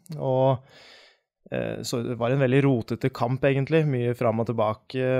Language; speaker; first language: Norwegian; native; Norwegian